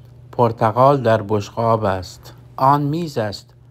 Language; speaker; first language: Persian; non-native, fluent; Urdu